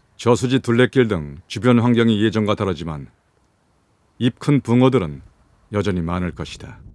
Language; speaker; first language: Korean; native; Korean